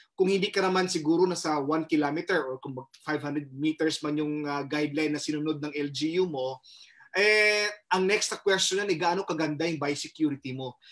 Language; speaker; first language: Filipino; non-native, local second language; Cebuano